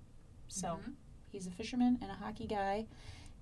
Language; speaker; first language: English; native; English